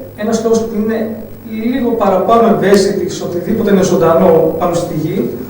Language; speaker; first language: Greek; early bilingual, other home language; Arabic